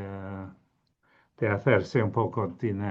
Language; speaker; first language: Spanish; non-native, fluent; English